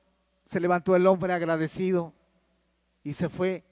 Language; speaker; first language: Spanish; native; Spanish